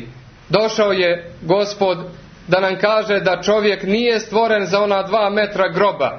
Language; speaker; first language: Croatian; native; Croatian